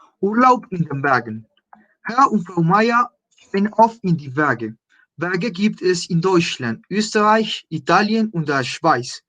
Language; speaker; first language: German; non-native, fluent; Spanish